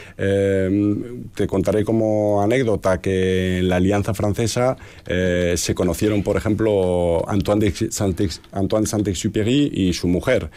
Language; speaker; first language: Spanish; early bilingual, heritage; Spanish